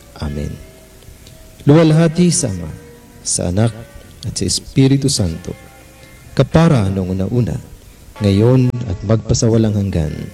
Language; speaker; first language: Filipino; native; Filipino